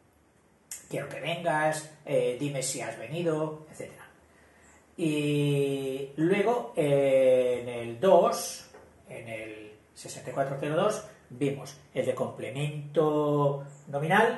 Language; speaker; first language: Spanish; native; Spanish